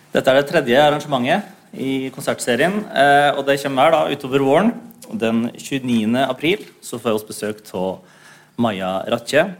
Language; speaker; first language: Norwegian; native; Norwegian